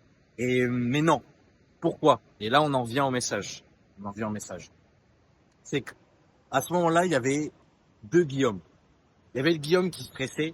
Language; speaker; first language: French; native; French